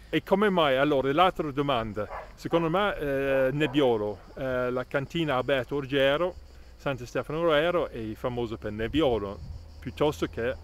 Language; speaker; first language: Italian; non-native, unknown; English